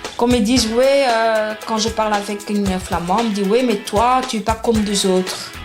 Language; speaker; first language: French; non-native, fluent; Arabic